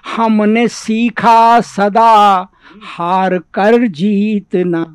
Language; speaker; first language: Hindi; native; Hindi